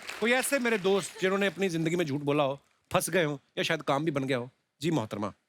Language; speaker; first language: Hindi; native; Hindi